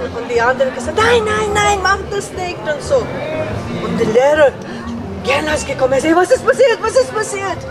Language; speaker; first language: German; non-native, learner; Tibetan